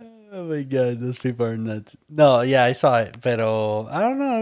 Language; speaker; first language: English; early bilingual, other home language; Spanish